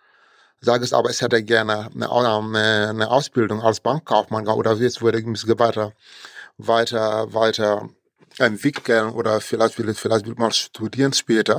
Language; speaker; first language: German; non-native, fluent; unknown